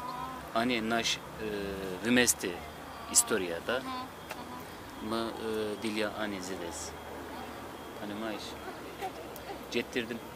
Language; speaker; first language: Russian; non-native, learner; Turkish